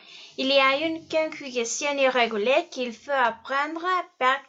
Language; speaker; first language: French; non-native, fluent; Spanish